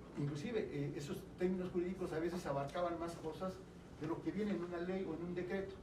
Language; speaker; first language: Spanish; native; Spanish